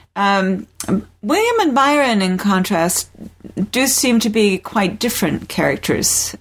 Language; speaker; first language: English; native; English